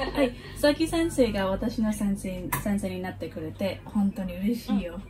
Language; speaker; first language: Japanese; non-native, learner; Burmese